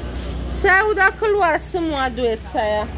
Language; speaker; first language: Indonesian; non-native, local second language; Balinese